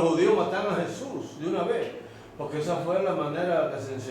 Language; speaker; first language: Spanish; native; Spanish